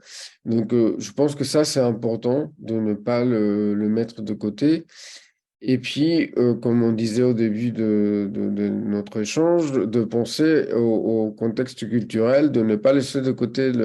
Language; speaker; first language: French; non-native, fluent; Spanish